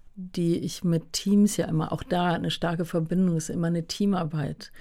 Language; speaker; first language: German; native; German